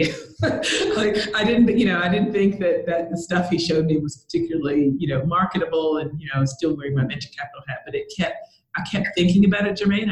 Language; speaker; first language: English; native; English